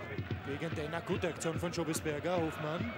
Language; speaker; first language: German; native; German